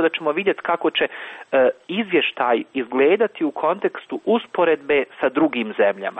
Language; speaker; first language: Croatian; native; Croatian